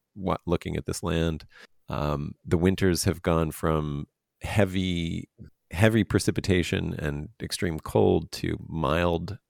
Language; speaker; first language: English; native; English